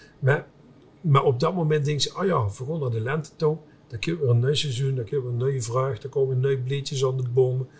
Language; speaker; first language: Dutch; native; Dutch